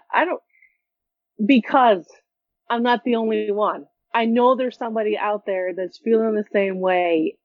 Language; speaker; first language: English; native; English